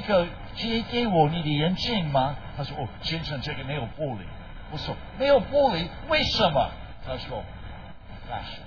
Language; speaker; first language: Chinese; non-native, fluent; English